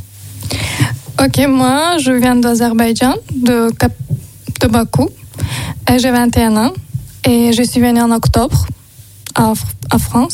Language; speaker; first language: French; non-native, learner; Azerbaijani